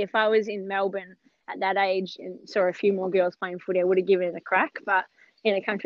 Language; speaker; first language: English; native; English